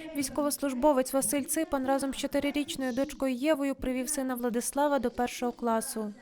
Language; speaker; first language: Ukrainian; native; Ukrainian